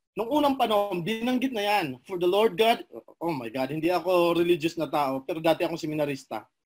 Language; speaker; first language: Filipino; non-native, local second language; Cebuano